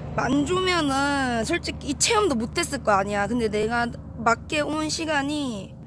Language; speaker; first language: Korean; native; Korean